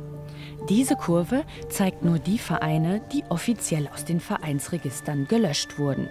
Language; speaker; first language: German; native; German